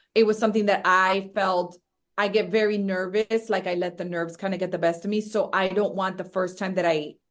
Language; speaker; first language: English; early bilingual, other home language; Spanish